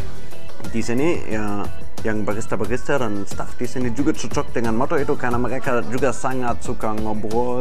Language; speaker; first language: Indonesian; non-native, fluent; German